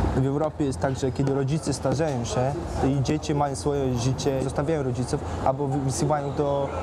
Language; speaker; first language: Polish; non-native, fluent; Mongolian